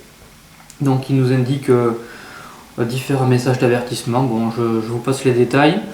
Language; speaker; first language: French; native; French